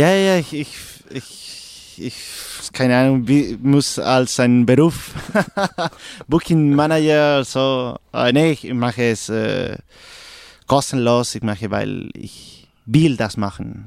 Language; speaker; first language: German; non-native, learner; Spanish